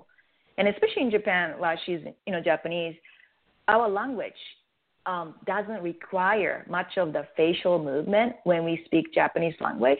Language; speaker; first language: English; non-native, fluent; Japanese